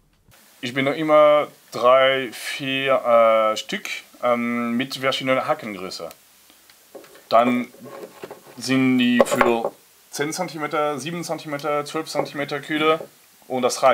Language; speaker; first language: German; non-native, learner; French